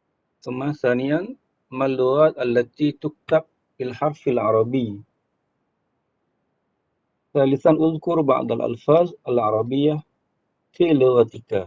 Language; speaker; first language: Arabic; non-native, fluent; Malay